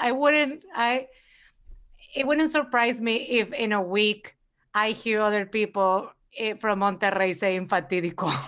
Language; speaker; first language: English; early bilingual, other home language; Spanish